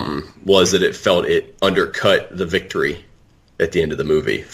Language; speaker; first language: English; native; English